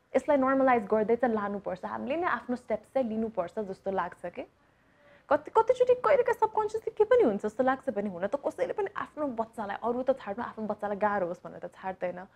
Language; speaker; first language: Nepali; native; Nepali